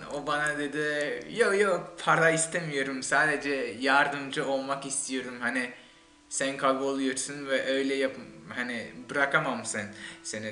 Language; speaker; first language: Turkish; non-native, fluent; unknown